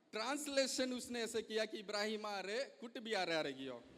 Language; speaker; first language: Hindi; non-native, local second language; Gujarati